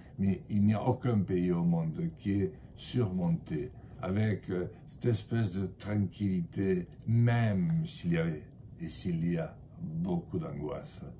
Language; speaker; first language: French; native; French